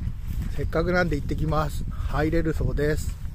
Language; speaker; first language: Japanese; native; Japanese